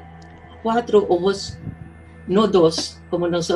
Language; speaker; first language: Spanish; non-native, fluent; Portuguese